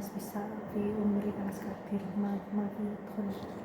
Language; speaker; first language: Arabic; non-native, learner; Indonesian